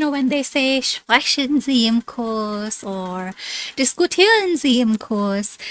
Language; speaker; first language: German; non-native, fluent; English